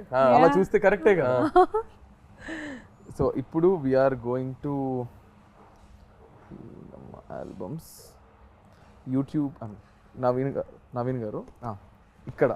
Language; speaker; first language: Telugu; native; Telugu